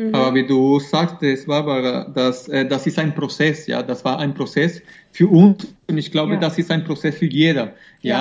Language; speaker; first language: German; non-native, fluent; Spanish